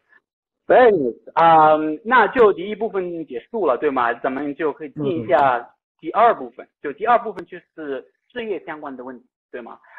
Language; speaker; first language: Chinese; non-native, fluent; Italian